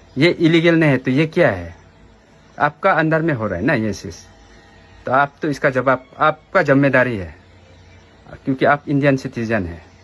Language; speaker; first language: Hindi; non-native, local second language; Nepali